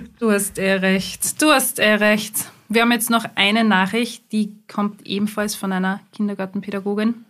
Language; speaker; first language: German; native; German